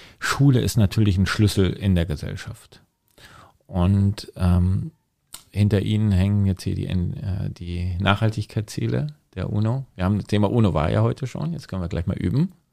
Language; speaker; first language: German; native; German